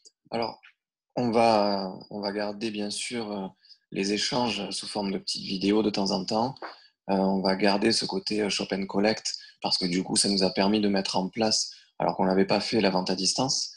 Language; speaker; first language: French; native; French